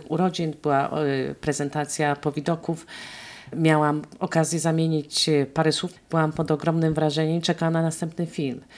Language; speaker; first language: Polish; native; Polish